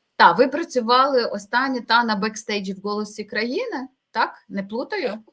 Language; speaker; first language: Ukrainian; native; Ukrainian